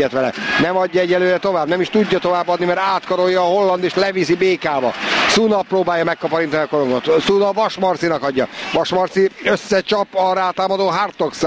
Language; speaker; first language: Hungarian; native; Hungarian